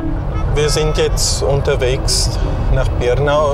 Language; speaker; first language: German; non-native, fluent; Afrikaans